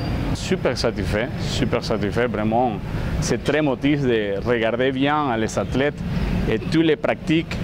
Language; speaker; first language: French; non-native, learner; Spanish